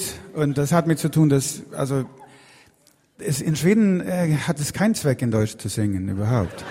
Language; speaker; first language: German; non-native, fluent; Swedish